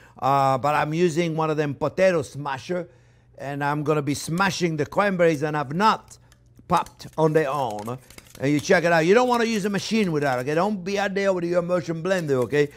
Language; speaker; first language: English; non-native, fluent; French